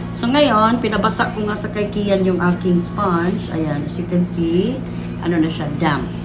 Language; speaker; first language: Filipino; non-native, local second language; Cebuano